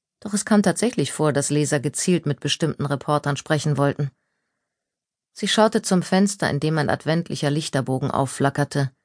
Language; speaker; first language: German; native; German